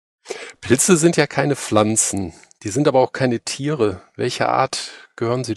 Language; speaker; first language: German; native; German